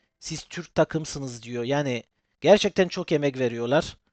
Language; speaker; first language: Turkish; early bilingual, heritage; Turkish